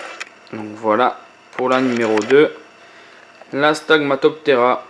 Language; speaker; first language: French; native; French